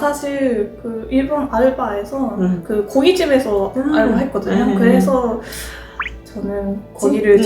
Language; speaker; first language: Korean; non-native, learner; Japanese